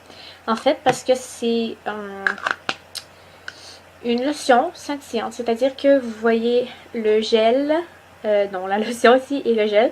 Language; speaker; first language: French; native; French